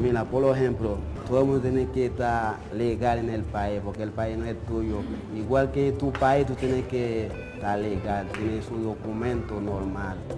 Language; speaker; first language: Spanish; non-native, learner; Haitian Creole